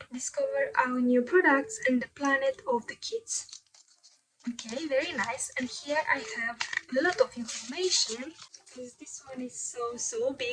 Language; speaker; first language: English; non-native, fluent; Romanian